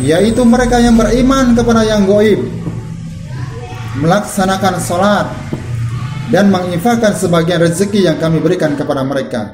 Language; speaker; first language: Indonesian; native; Indonesian